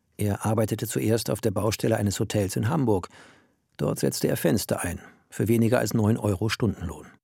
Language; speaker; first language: German; native; German